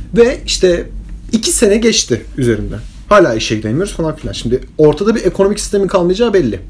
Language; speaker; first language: Turkish; early bilingual, heritage; Turkish